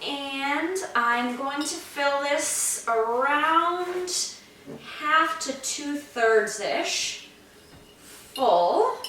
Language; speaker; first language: English; native; English